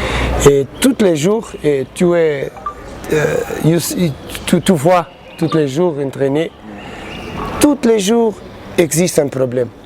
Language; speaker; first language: French; non-native, learner; Portuguese